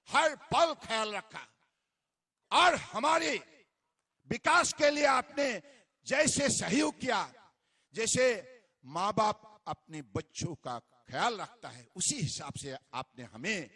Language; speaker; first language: Hindi; non-native, local second language; Assamese